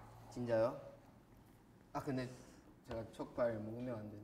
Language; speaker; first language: Korean; non-native, fluent; Chinese